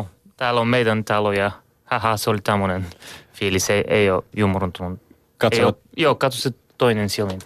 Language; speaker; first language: Finnish; non-native, learner; Bulgarian